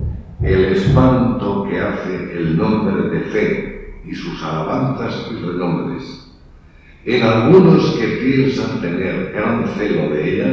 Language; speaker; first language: Spanish; native; Spanish